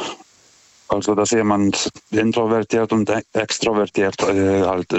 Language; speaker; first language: German; non-native, fluent; Lithuanian